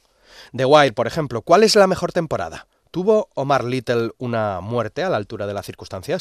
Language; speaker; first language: Spanish; native; Spanish